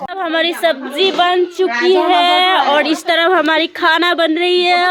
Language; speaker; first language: Hindi; non-native, local second language; Assamese